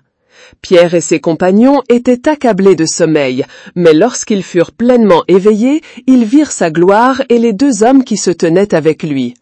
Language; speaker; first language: French; native; French